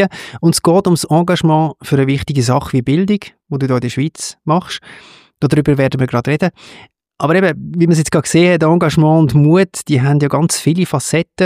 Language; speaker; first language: German; native; German